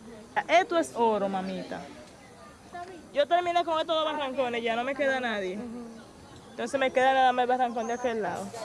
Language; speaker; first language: Spanish; native; Spanish